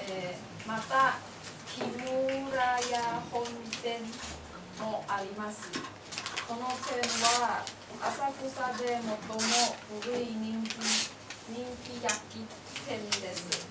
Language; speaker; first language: Japanese; non-native, learner; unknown